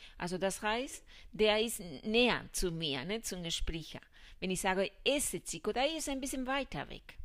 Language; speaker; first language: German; non-native, fluent; Spanish